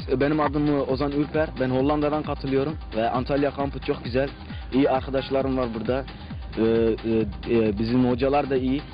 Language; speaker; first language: Turkish; early bilingual, heritage; Turkish